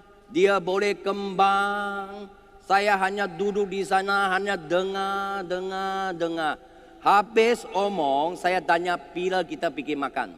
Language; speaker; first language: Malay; non-native, learner; Chinese